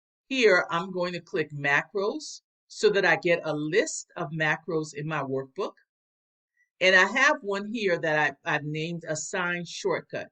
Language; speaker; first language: English; native; English